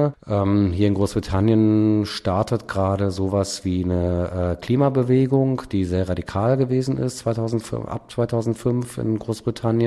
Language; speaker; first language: German; native; German